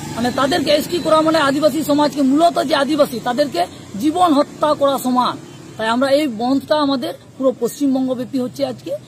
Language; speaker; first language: Bangla; non-native, local second language; Santali